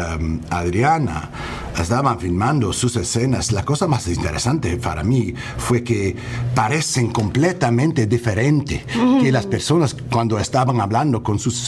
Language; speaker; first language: Spanish; early bilingual, heritage; English